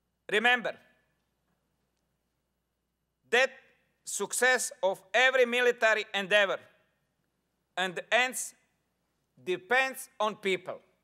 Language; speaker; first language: English; non-native, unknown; Croatian